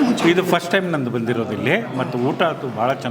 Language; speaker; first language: Kannada; native; Kannada